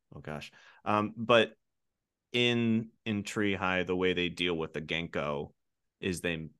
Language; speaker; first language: English; native; English